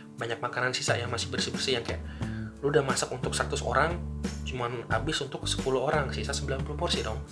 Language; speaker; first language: Indonesian; native; Indonesian